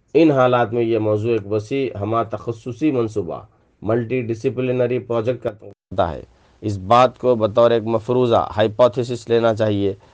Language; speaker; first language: Urdu; native; Urdu